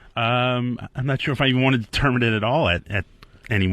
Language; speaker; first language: English; native; English